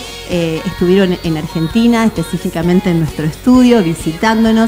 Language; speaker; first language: Spanish; native; Spanish